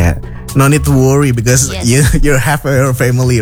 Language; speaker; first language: English; non-native, learner; Indonesian